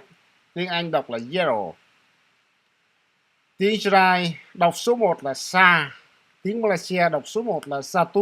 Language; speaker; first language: Vietnamese; non-native, local second language; Jarai